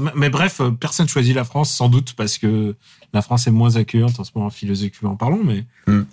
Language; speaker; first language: French; non-native, fluent; Russian